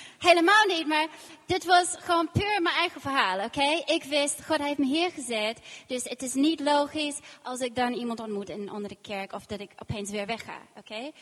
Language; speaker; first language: Dutch; non-native, fluent; English